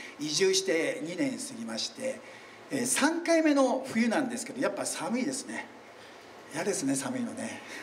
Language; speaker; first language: Japanese; native; Japanese